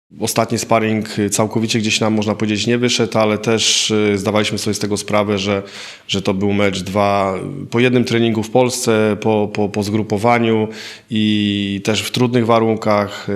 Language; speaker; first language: Polish; native; Polish